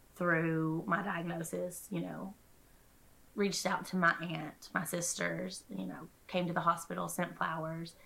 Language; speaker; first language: English; native; English